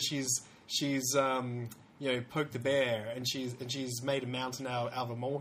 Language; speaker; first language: English; native; English